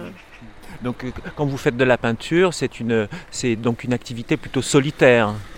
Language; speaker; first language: French; native; French